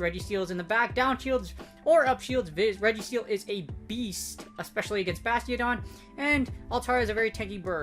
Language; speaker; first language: English; native; English